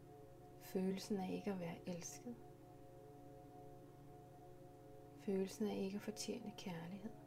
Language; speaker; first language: Danish; native; Danish